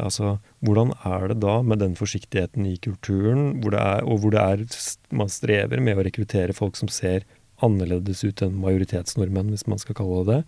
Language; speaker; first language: Norwegian; native; Norwegian